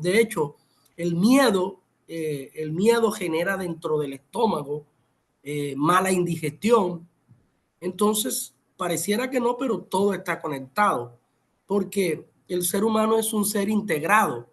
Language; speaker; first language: Spanish; native; Spanish